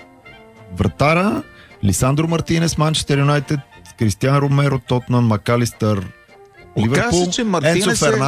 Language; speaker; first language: Bulgarian; native; Bulgarian